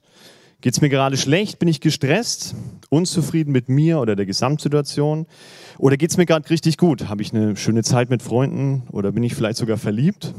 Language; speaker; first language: German; native; German